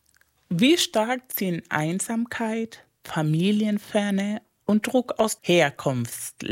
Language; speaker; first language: German; non-native, fluent; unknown